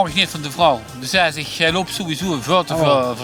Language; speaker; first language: Dutch; native; Dutch